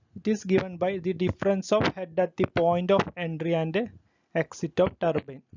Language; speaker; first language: English; non-native, local second language; Malayalam